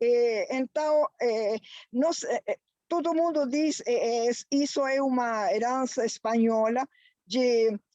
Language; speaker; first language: Portuguese; non-native, fluent; Spanish